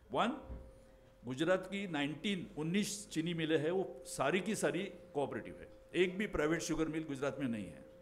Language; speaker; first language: Hindi; non-native, local second language; Marathi